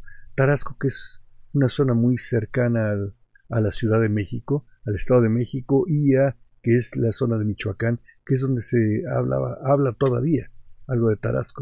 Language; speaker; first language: Spanish; native; Spanish